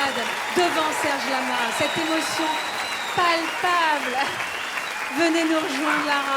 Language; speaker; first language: French; native; French